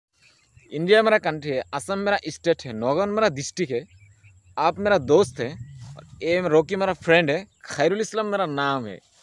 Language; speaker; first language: Hindi; non-native, local second language; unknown